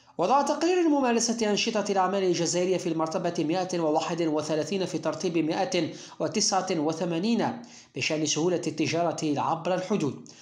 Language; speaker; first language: Arabic; native; Arabic